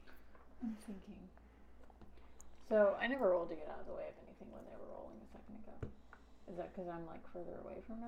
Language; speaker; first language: English; native; English